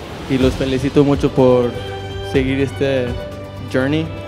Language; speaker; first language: Spanish; early bilingual, heritage; Spanish